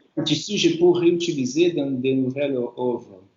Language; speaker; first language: French; non-native, fluent; Portuguese